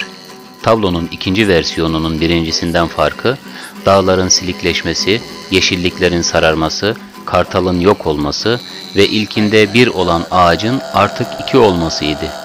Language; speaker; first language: Turkish; native; Turkish